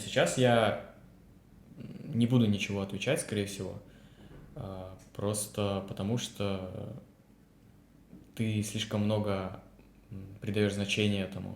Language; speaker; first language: Russian; native; Russian